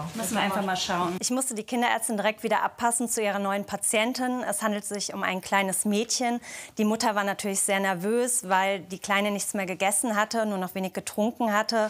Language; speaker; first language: German; native; German